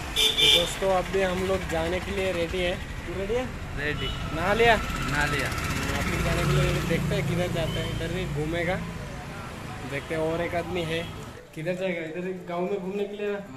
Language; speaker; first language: Hindi; non-native, local second language; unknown